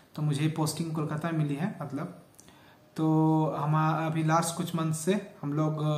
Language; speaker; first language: Hindi; native; Hindi